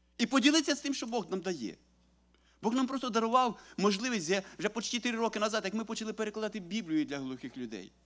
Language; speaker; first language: Ukrainian; native; Ukrainian